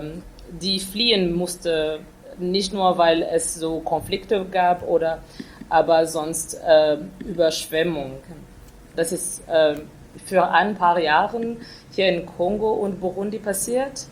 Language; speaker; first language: German; non-native, fluent; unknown